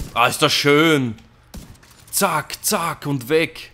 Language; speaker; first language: German; native; German